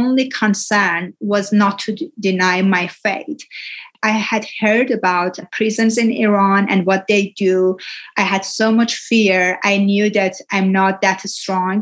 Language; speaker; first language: English; non-native, fluent; Persian